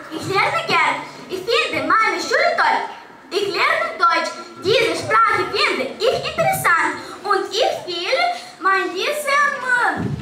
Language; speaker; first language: German; non-native, learner; Ukrainian